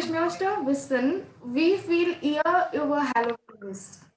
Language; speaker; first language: German; non-native, learner; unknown